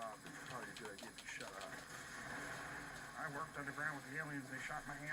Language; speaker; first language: English; native; English